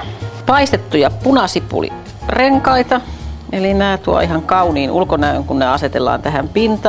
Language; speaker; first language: Finnish; native; Finnish